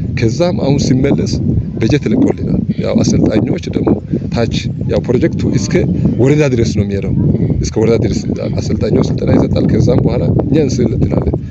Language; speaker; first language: Amharic; non-native, local second language; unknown